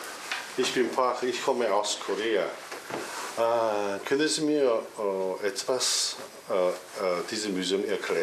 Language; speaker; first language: German; non-native, learner; Korean